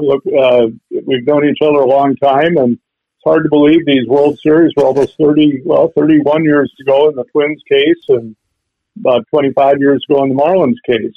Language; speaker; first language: English; native; English